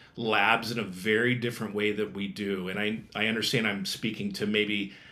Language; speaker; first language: English; native; English